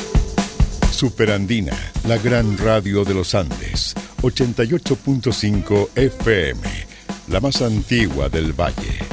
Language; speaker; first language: Spanish; native; Spanish